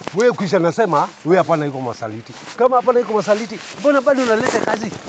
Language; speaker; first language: Swahili; non-native, local second language; Somali